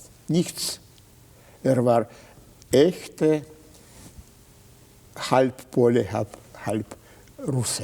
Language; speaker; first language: German; non-native, fluent; Russian